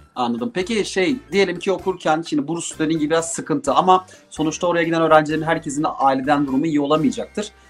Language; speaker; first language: Turkish; native; Turkish